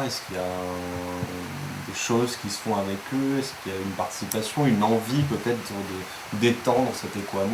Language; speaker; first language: French; native; French